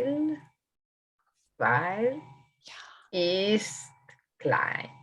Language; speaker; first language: German; non-native, learner; English